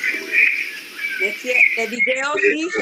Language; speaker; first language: French; non-native, fluent; Spanish